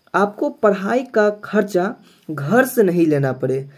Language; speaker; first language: Hindi; native; Hindi